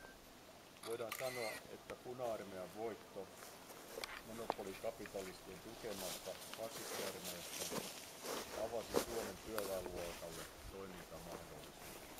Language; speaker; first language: Finnish; native; Finnish